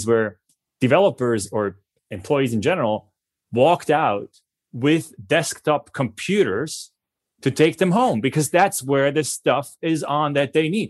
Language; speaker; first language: English; non-native, fluent; German